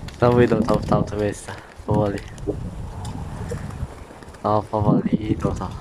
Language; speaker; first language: Polish; native; Polish